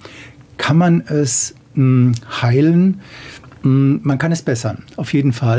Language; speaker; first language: German; native; German